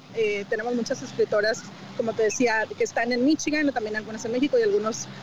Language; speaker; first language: Spanish; native; Spanish